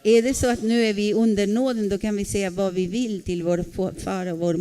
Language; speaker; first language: Swedish; non-native, fluent; Spanish